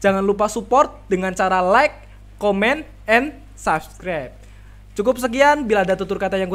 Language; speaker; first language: Indonesian; native; Indonesian